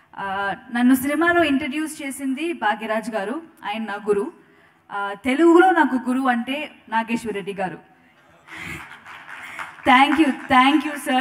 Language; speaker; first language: Telugu; non-native, fluent; Tamil